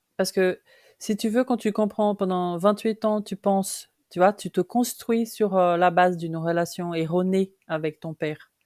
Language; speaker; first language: French; non-native, fluent; Portuguese